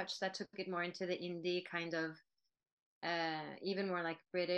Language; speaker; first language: English; non-native, fluent; Norwegian